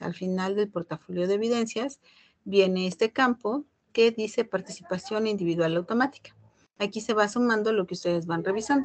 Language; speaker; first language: Spanish; native; Spanish